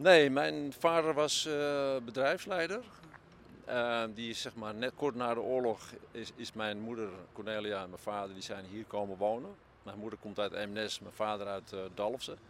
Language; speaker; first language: Dutch; native; Dutch